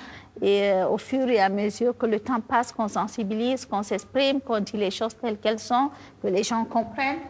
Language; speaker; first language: French; non-native, local second language; Fula